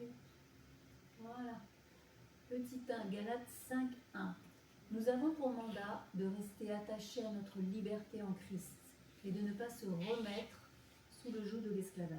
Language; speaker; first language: French; native; French